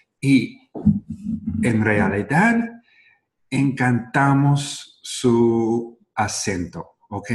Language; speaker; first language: Spanish; non-native, learner; English